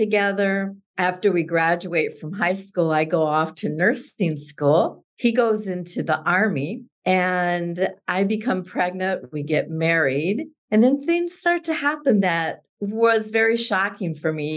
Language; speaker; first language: English; native; English